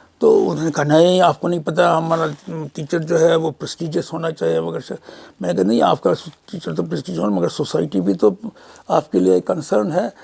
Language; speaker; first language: Urdu; non-native, local second language; Kashmiri